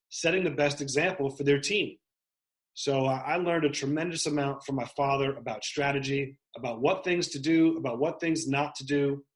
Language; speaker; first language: English; native; English